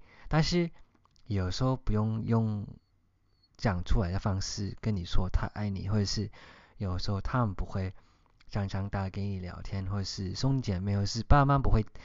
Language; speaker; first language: Chinese; early bilingual, heritage; Chinese